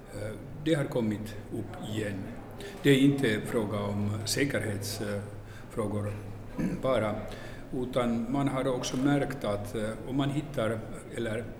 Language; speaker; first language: Swedish; non-native, local second language; Finnish